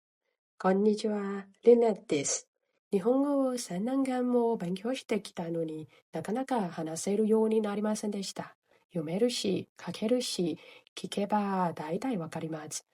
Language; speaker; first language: Japanese; non-native, fluent; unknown